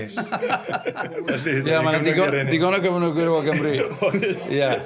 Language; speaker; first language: Welsh; native; Welsh